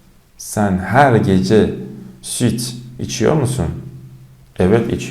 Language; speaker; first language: Turkish; non-native, fluent; Persian